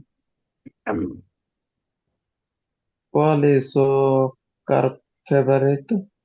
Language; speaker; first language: Portuguese; non-native, learner; Bangla